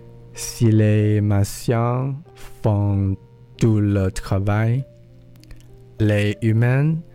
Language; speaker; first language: French; non-native, learner; English